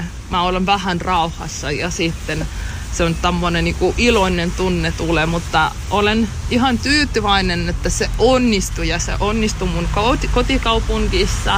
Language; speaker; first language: Finnish; non-native, learner; Russian